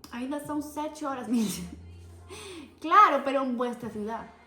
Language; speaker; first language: Spanish; early bilingual, other home language; Portuguese